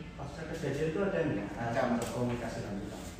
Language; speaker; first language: Indonesian; native; Indonesian